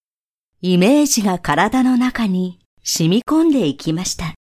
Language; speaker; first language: Japanese; native; Japanese